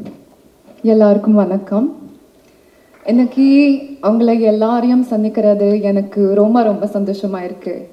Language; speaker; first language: Tamil; non-native, learner; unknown